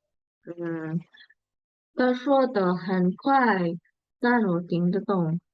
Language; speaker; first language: Chinese; non-native, fluent; Indonesian